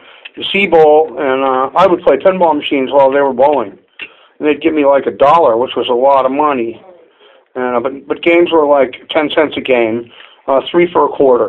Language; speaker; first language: English; native; English